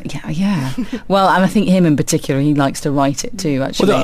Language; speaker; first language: English; native; English